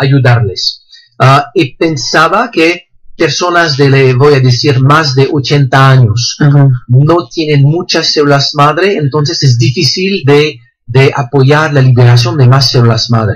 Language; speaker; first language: Spanish; non-native, fluent; French